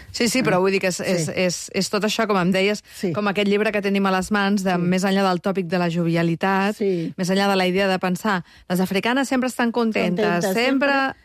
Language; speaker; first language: Catalan; native; Catalan